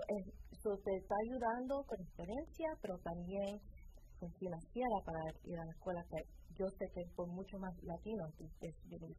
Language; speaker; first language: Spanish; early bilingual, heritage; Spanish